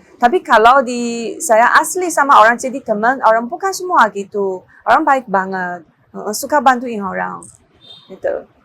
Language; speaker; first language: Indonesian; non-native, learner; Chinese